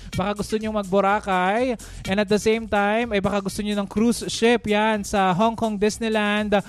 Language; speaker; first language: Filipino; native; Filipino